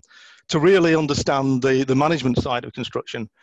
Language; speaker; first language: English; native; English